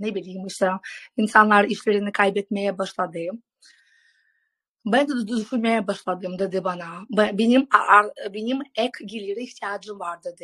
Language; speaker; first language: Turkish; non-native, fluent; Russian